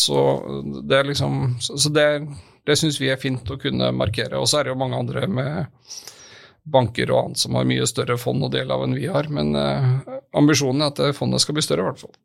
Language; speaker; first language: Norwegian; native; Norwegian